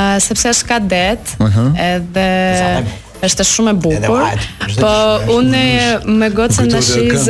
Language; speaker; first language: Albanian; non-native, learner; Belarusian